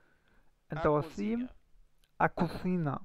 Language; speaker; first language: Portuguese; non-native, learner; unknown